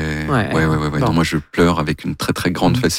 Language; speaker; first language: French; native; French